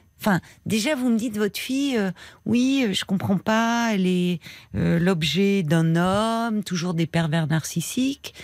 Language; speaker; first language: French; native; French